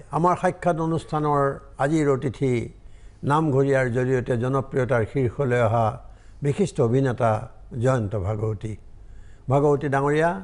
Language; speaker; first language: Assamese; native; Assamese